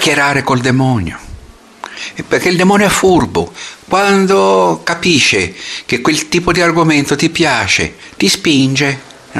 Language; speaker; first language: Italian; non-native, fluent; Portuguese